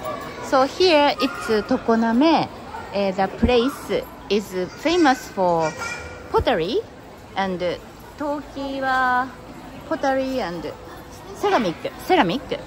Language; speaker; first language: English; non-native, learner; Japanese